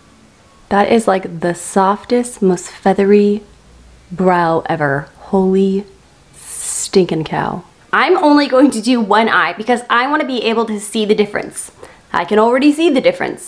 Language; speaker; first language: English; native; English